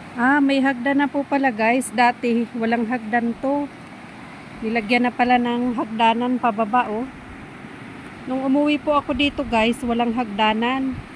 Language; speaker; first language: Filipino; non-native, local second language; Bikol